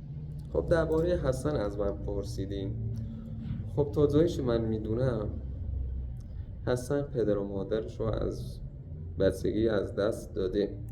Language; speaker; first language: Persian; native; Persian